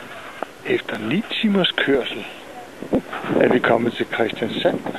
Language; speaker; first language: Danish; native; Danish